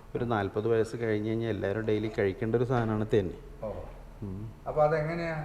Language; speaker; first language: Malayalam; native; Malayalam